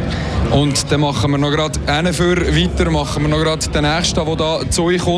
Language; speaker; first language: German; native; German